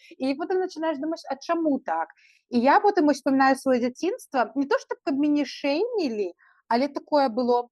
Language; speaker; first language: Belarusian; non-native, local second language; Russian